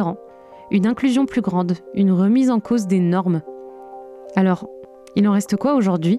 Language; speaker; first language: French; native; French